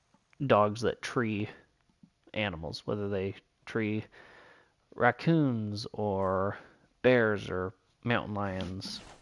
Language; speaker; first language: English; native; English